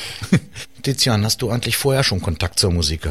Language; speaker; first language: German; native; German